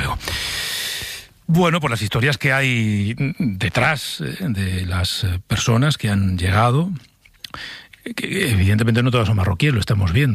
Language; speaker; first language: Spanish; native; Spanish